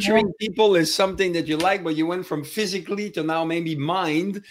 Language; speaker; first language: English; non-native, fluent; French